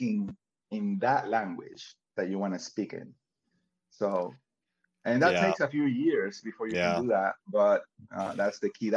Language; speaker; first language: English; non-native, fluent; Spanish